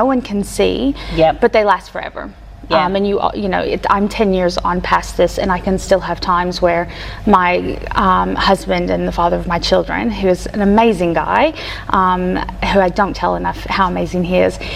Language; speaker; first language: English; native; English